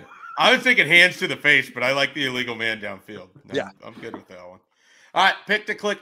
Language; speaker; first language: English; native; English